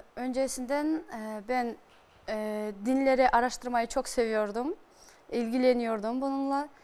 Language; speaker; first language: Turkish; non-native, fluent; Kyrgyz